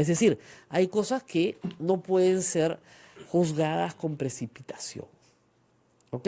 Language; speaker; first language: Spanish; native; Spanish